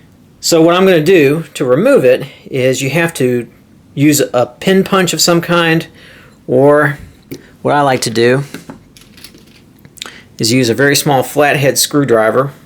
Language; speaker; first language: English; native; English